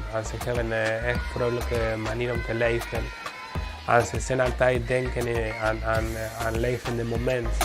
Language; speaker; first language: Dutch; non-native, learner; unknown